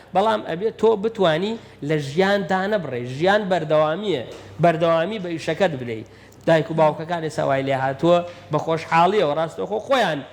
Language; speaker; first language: Central Kurdish; native; Central Kurdish